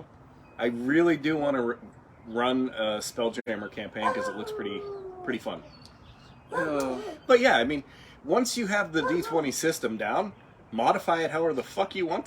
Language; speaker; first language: English; native; English